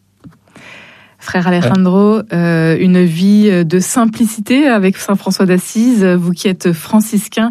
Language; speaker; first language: French; native; French